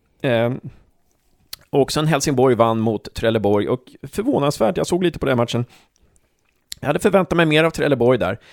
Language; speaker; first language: Swedish; native; Swedish